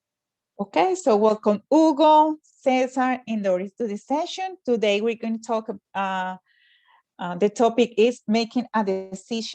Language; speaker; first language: English; non-native, fluent; Spanish